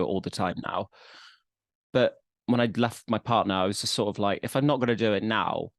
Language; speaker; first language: English; native; English